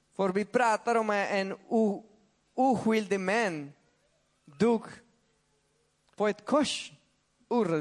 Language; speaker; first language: Swedish; non-native, fluent; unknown